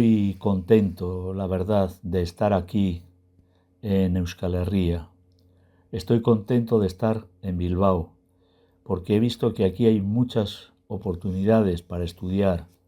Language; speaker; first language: Spanish; non-native, learner; Berber languages